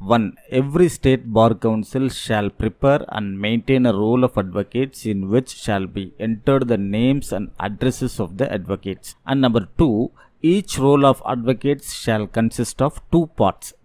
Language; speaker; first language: English; non-native, local second language; Tamil